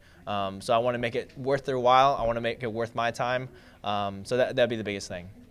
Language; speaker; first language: English; native; English